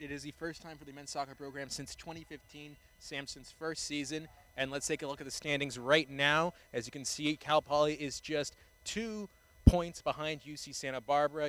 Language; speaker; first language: English; early bilingual, other home language; Spanish